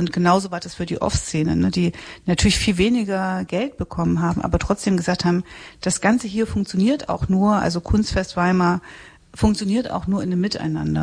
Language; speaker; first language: German; native; German